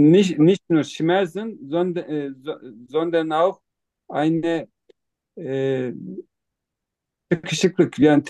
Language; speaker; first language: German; non-native, learner; Turkish